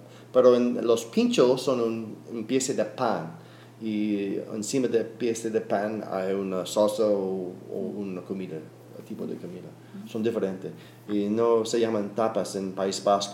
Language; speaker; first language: Spanish; non-native, learner; English